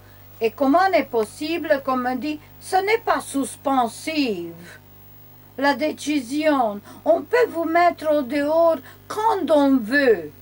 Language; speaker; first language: French; non-native, learner; Romanian